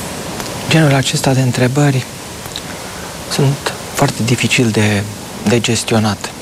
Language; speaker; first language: Romanian; native; Romanian